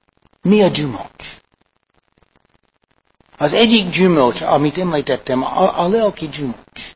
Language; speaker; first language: Hungarian; non-native, fluent; English